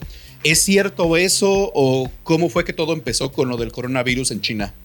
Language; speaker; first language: Spanish; native; Spanish